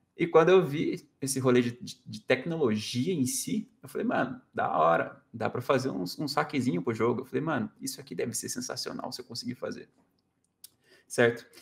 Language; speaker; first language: Portuguese; native; Portuguese